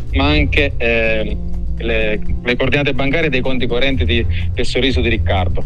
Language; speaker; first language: Italian; native; Italian